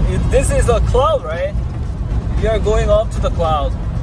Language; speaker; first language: English; non-native, learner; Korean